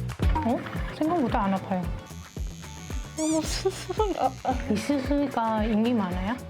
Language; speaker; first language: Korean; non-native, learner; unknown